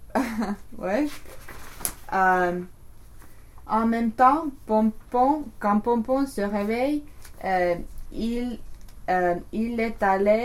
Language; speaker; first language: French; non-native, learner; English